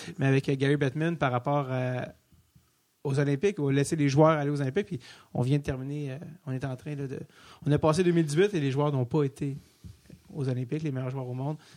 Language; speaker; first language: French; native; French